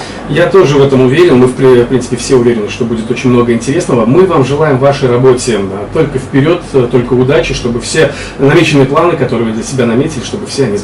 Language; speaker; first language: Russian; native; Russian